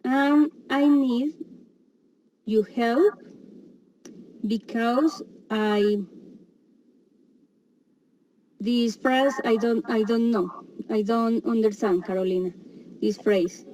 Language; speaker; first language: English; non-native, learner; Spanish